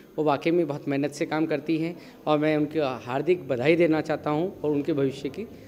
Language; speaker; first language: Hindi; native; Hindi